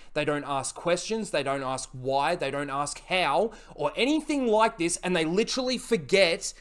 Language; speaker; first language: English; native; English